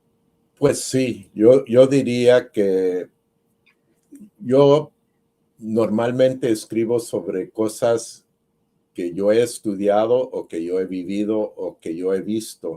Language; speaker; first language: Spanish; early bilingual, heritage; Spanish